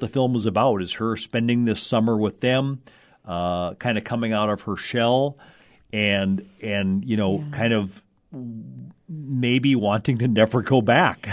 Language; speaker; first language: English; native; English